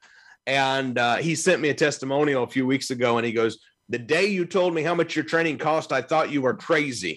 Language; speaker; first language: English; native; English